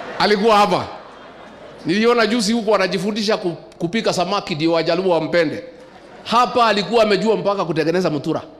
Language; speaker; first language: Swahili; non-native, local second language; Kikuyu